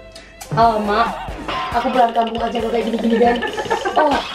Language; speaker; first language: Indonesian; native; Indonesian